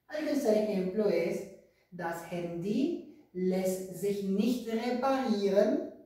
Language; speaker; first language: German; non-native, fluent; Spanish